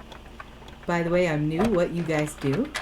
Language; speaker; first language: English; native; English